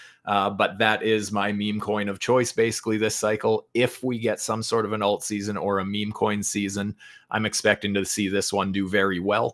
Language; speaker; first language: English; native; English